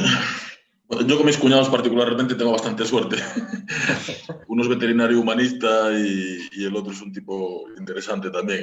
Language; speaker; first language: Spanish; native; Spanish